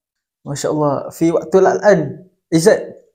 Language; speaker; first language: Arabic; non-native, learner; Malay